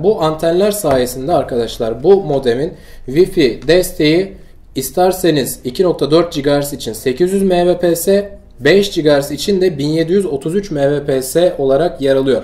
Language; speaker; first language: Turkish; native; Turkish